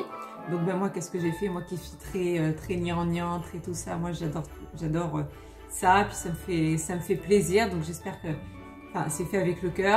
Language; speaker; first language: French; native; French